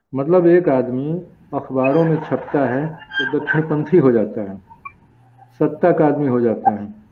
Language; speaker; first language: Hindi; native; Hindi